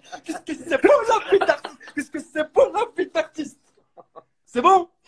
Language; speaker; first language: French; native; French